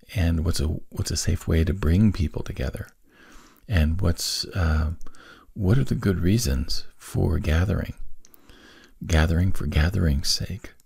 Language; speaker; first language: English; native; English